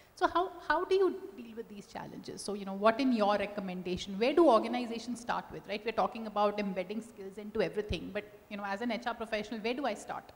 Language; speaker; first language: English; non-native, local second language; Hindi